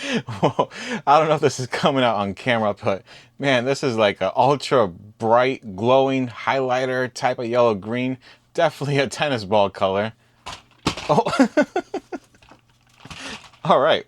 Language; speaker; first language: English; native; English